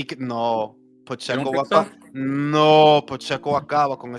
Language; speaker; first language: Spanish; early bilingual, heritage; Spanish